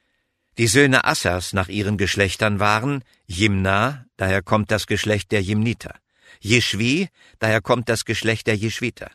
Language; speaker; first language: German; native; German